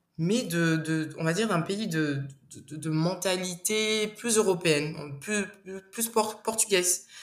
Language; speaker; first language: French; non-native, local second language; Bambara